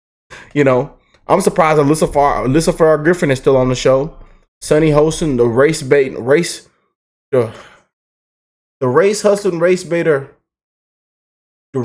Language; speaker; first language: English; native; English